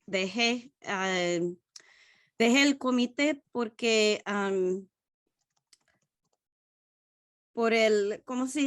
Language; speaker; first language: Spanish; non-native, learner; English